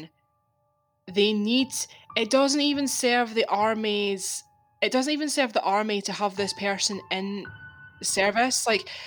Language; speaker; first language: English; native; English